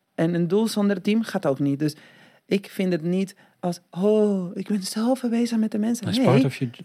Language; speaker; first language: Dutch; non-native, fluent; Spanish